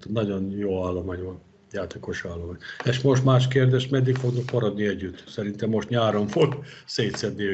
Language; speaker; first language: Hungarian; non-native, fluent; Serbian